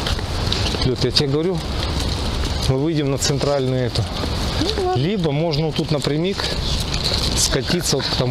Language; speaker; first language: Russian; native; Russian